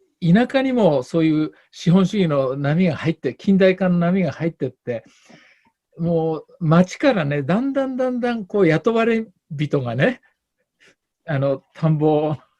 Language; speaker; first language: Japanese; native; Japanese